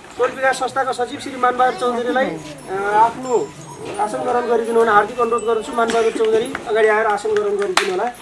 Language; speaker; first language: Nepali; non-native, local second language; Dangaura Tharu